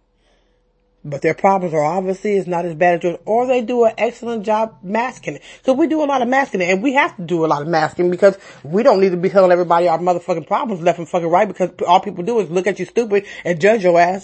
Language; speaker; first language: English; native; English